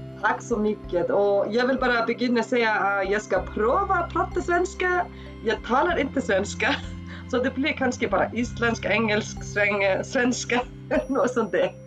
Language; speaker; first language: Swedish; non-native, learner; Icelandic